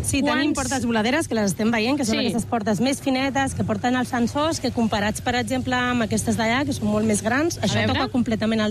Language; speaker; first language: Catalan; native; Catalan